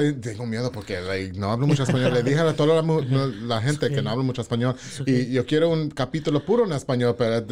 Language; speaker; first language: Spanish; early bilingual, heritage; English